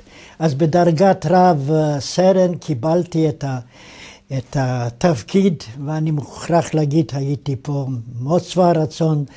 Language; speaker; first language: Hebrew; non-native, fluent; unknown